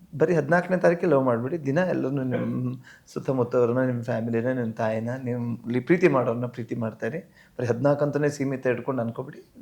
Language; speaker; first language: Kannada; native; Kannada